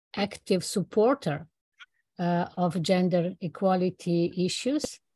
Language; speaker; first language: English; non-native, fluent; Slovenian